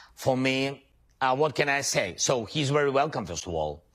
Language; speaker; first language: English; non-native, learner; Russian